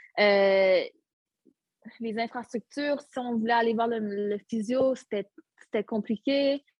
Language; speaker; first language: French; early bilingual, other home language; Arabic